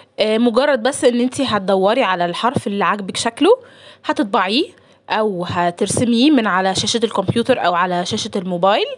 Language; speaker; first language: Arabic; native; Arabic